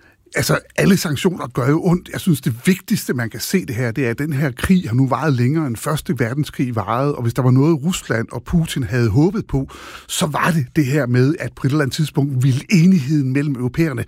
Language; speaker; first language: Danish; native; Danish